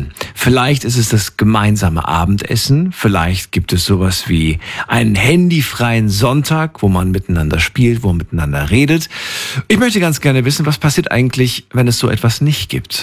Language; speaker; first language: German; native; German